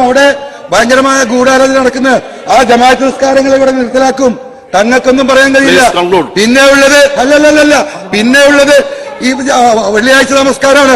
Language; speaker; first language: Malayalam; native; Malayalam